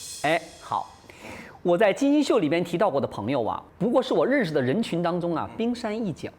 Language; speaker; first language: Chinese; native; Chinese